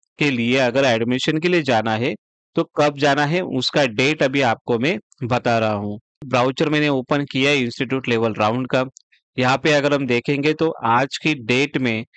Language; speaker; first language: Hindi; non-native, local second language; Marathi